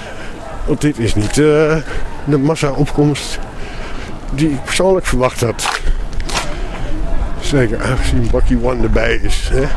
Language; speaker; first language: Dutch; native; Dutch